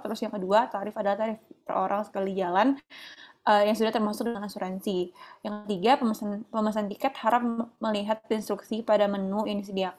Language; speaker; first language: Indonesian; native; Indonesian